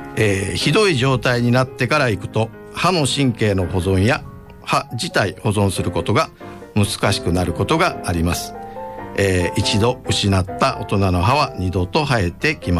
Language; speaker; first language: Japanese; native; Japanese